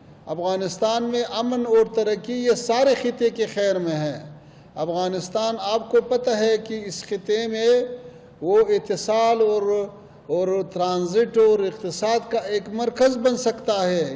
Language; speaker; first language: Hindi; non-native, fluent; Pashto